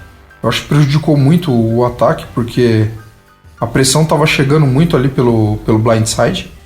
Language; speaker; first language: Portuguese; native; Portuguese